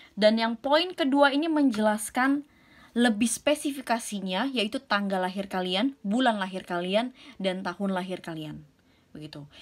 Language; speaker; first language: Indonesian; native; Indonesian